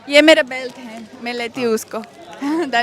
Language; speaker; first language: Hindi; non-native, learner; Russian